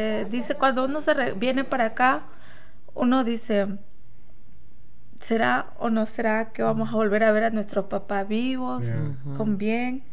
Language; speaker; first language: Spanish; native; Spanish